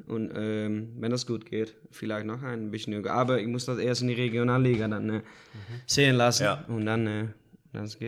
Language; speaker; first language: German; non-native, learner; Dutch